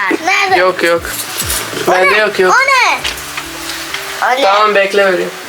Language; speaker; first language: Turkish; non-native, fluent; Urdu